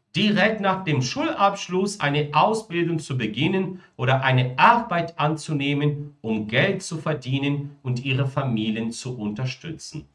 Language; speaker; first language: German; non-native, fluent; Portuguese